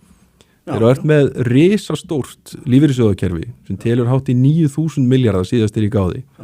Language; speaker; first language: Icelandic; native; Icelandic